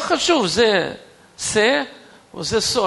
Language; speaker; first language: Hebrew; non-native, fluent; Russian